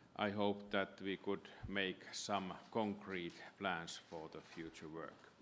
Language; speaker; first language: English; non-native, fluent; Finnish